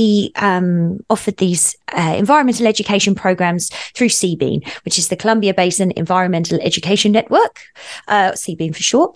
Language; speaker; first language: English; native; English